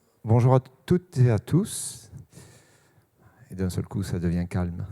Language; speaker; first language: French; native; French